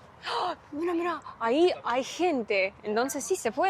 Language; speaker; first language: Spanish; non-native, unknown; Russian